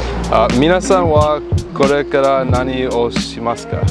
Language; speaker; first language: Japanese; non-native, learner; English